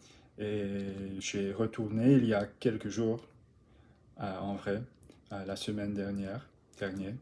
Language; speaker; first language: French; non-native, learner; English